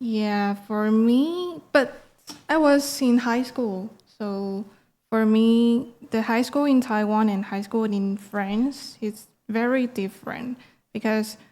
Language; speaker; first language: English; non-native, learner; Chinese